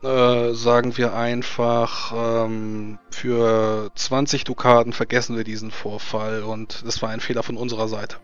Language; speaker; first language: German; native; German